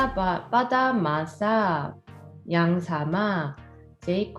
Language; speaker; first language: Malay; non-native, learner; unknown